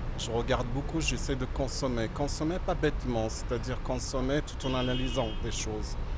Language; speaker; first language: French; non-native, local second language; Berber languages